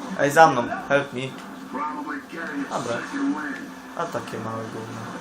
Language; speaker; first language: Polish; native; Polish